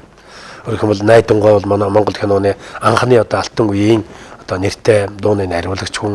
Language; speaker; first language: Mongolian; native; Mongolian